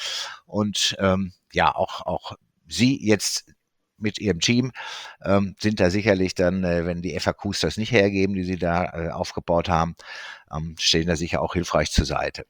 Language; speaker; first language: German; native; German